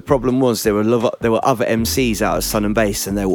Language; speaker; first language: English; native; English